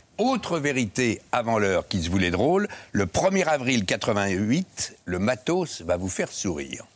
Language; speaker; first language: French; native; French